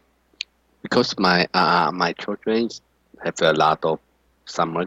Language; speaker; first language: English; non-native, learner; Chinese